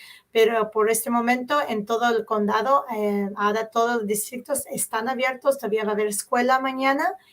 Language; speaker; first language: Spanish; early bilingual, heritage; Spanish